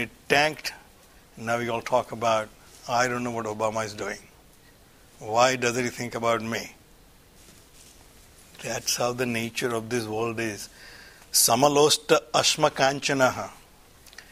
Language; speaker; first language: English; non-native, local second language; Gujarati